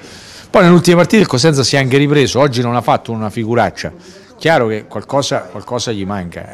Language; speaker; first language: Italian; native; Italian